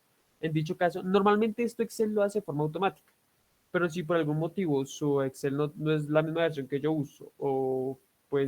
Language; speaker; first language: Spanish; native; Spanish